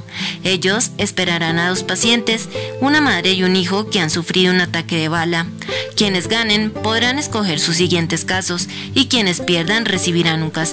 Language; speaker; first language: Spanish; native; Spanish